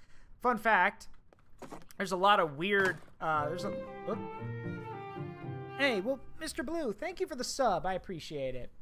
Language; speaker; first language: English; native; English